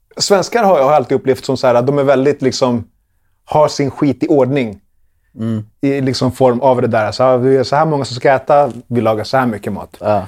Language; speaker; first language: Swedish; early bilingual, other home language; Spanish